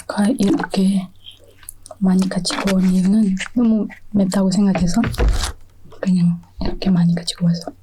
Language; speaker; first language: Korean; non-native, fluent; Indonesian